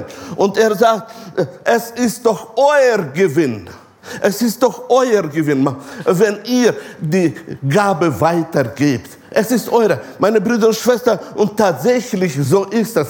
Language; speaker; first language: German; non-native, fluent; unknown